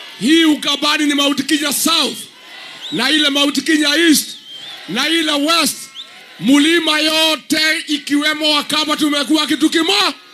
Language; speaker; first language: Swahili; non-native, local second language; Kikuyu